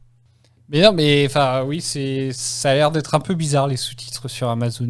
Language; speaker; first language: French; native; French